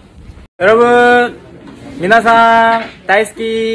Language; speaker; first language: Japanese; non-native, learner; Korean